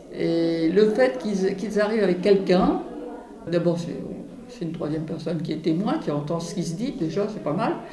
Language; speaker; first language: French; native; French